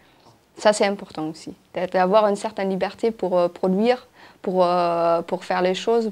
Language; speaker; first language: French; non-native, fluent; German